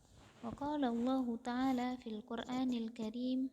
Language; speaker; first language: Arabic; non-native, fluent; Indonesian